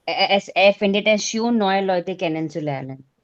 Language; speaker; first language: German; non-native, learner; Hindi